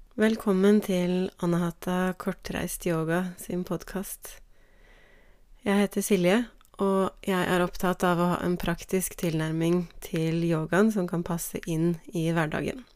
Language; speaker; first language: Norwegian; native; Norwegian